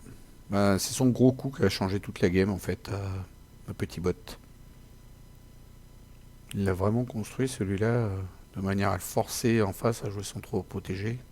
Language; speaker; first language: French; native; French